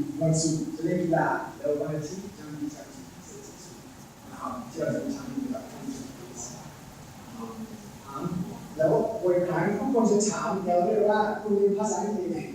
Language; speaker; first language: Thai; non-native, learner; English